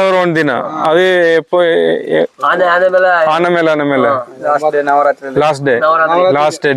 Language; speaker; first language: Kannada; non-native, learner; Malayalam